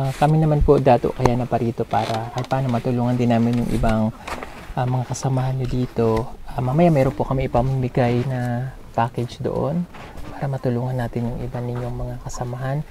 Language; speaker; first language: Filipino; non-native, local second language; Cebuano